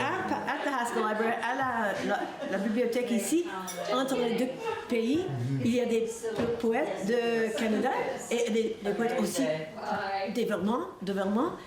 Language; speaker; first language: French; non-native, learner; English